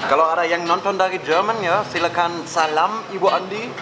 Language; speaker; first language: Indonesian; non-native, fluent; German